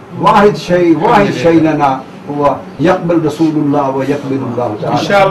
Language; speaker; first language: Arabic; non-native, learner; Urdu